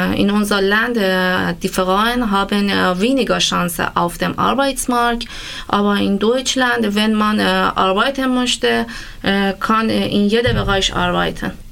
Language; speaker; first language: German; non-native, learner; Persian